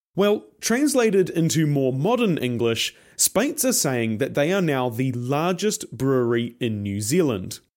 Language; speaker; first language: English; native; English